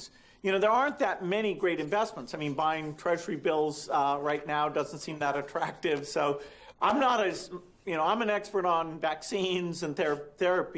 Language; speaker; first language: English; native; English